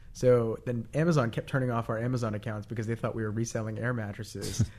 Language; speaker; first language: English; native; English